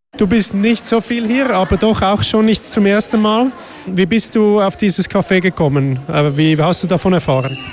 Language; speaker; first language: German; native; German